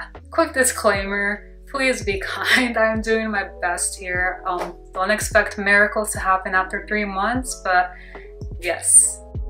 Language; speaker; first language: English; native; English